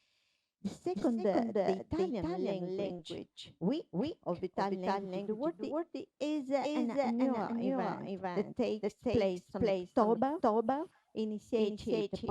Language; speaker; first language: English; non-native, fluent; Italian